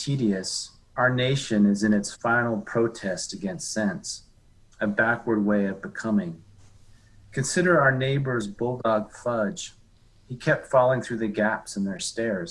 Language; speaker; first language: English; native; English